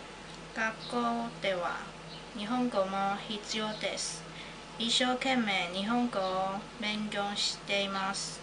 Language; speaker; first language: Japanese; non-native, learner; Chinese